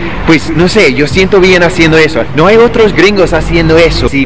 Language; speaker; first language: Spanish; non-native, fluent; English